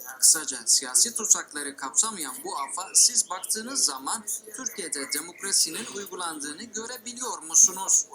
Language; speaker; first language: Turkish; native; Turkish